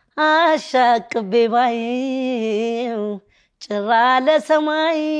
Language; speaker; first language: Amharic; native; Amharic